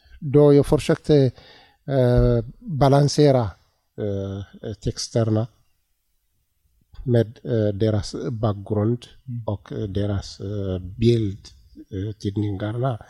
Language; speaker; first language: Swedish; non-native, learner; Tigrinya